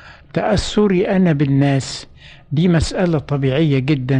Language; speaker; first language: Arabic; native; Arabic